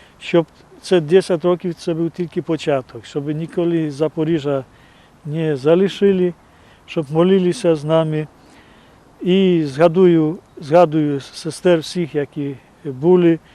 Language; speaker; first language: Ukrainian; non-native, fluent; Polish